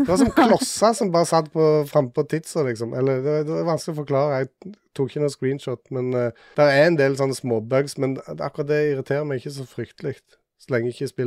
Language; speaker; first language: Norwegian; native; Norwegian